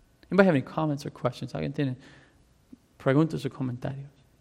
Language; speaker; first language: Spanish; non-native, fluent; English